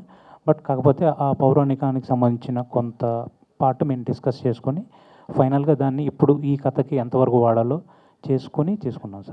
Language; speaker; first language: Telugu; native; Telugu